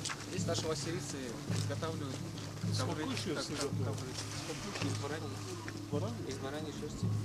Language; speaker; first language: Russian; non-native, local second language; Kyrgyz